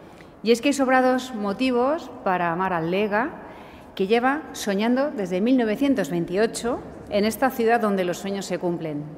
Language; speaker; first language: Spanish; native; Spanish